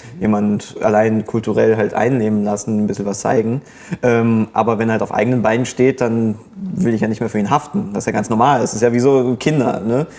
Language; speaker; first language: German; native; German